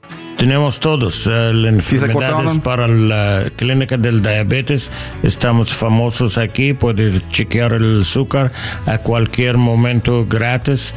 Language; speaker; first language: Spanish; non-native, learner; English